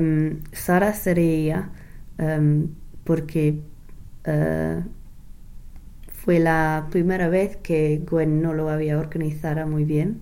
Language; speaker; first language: Spanish; non-native, fluent; English